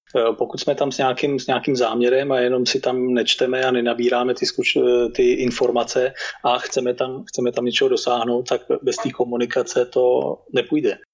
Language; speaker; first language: Czech; native; Czech